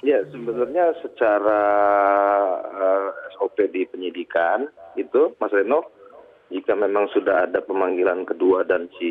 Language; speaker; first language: Indonesian; native; Indonesian